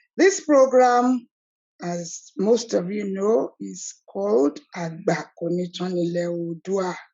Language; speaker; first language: English; non-native, local second language; Yoruba